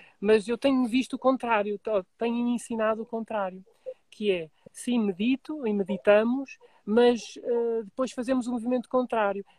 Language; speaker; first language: Portuguese; native; Portuguese